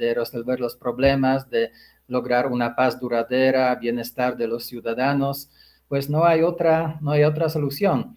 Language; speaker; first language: Spanish; non-native, fluent; Polish